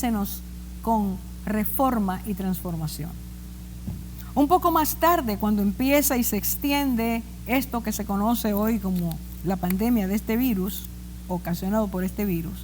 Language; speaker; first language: Spanish; native; Spanish